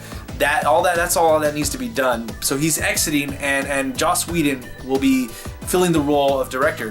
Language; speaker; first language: English; native; English